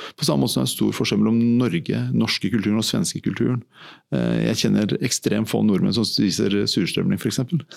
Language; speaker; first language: Norwegian; early bilingual, other home language; Persian